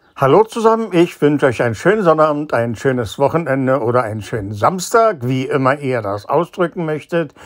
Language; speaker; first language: German; native; German